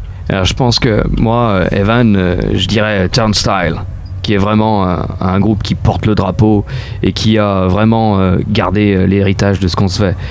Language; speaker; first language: French; native; French